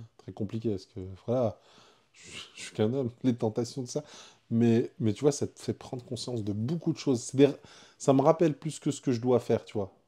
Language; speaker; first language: French; early bilingual, other home language; Arabic